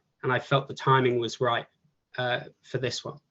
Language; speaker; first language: English; native; English